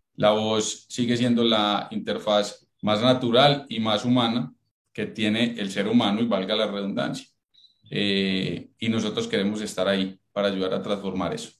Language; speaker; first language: Spanish; native; Spanish